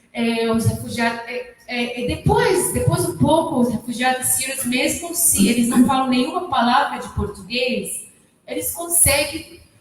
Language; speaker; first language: Portuguese; non-native, fluent; Arabic